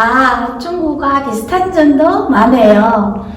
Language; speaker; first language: Korean; non-native, fluent; Chinese